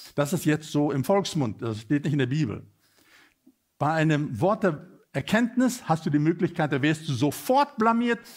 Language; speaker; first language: German; non-native, fluent; Afrikaans